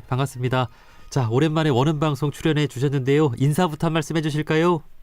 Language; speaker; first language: Korean; native; Korean